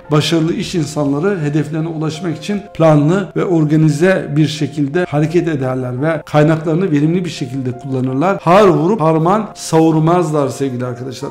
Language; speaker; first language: Turkish; early bilingual, heritage; Turkish